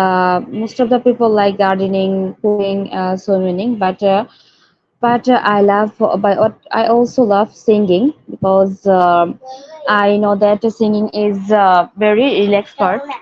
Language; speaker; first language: English; non-native, learner; Bangla